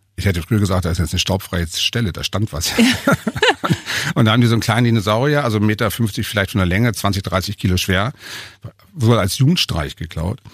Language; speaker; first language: German; native; German